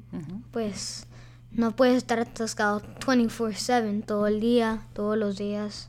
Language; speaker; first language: Spanish; early bilingual, heritage; Spanish